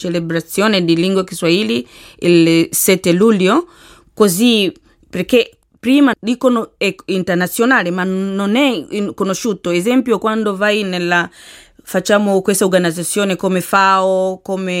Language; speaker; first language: Italian; non-native, learner; Swahili